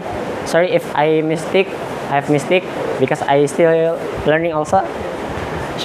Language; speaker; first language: English; non-native, learner; Indonesian